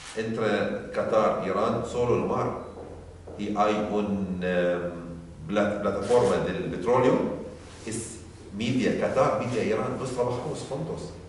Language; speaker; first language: Spanish; non-native, learner; Arabic